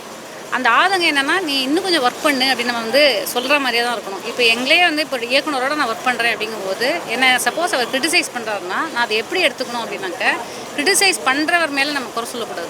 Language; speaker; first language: Tamil; native; Tamil